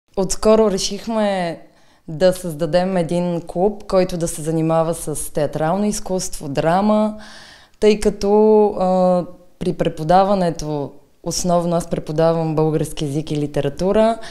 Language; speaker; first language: Bulgarian; native; Bulgarian